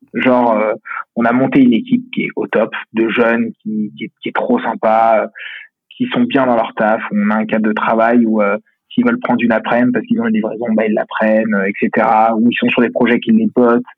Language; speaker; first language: French; native; French